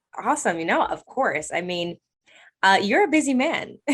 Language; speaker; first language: English; native; English